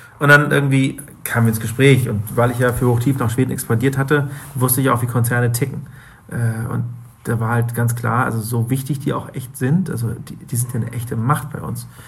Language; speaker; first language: German; native; German